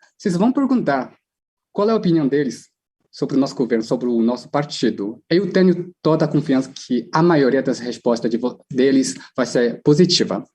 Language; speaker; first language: Portuguese; non-native, fluent; Chinese